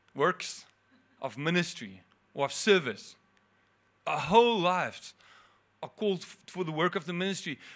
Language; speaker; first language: English; non-native, local second language; Afrikaans